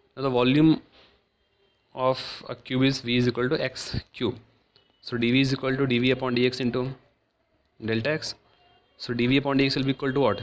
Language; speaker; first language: English; non-native, local second language; Hindi